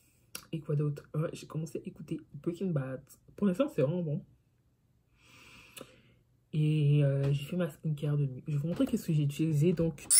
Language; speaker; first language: French; native; French